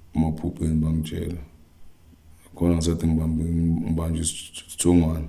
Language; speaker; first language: Zulu; non-native, local second language; Northern Sotho